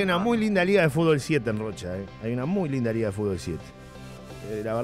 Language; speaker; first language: Spanish; native; Spanish